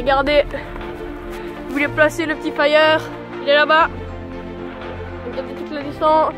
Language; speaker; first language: French; native; French